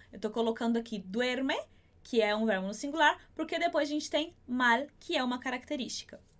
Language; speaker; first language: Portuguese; native; Portuguese